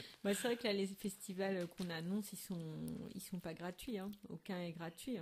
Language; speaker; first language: French; native; French